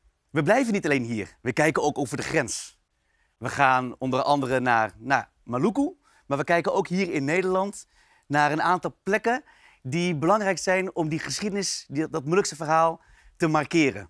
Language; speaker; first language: Dutch; early bilingual, other home language; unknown